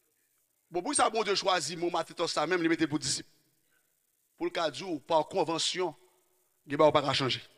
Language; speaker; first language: French; non-native, local second language; Haitian Creole